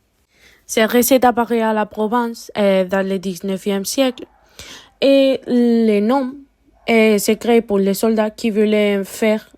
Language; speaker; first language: French; non-native, learner; Spanish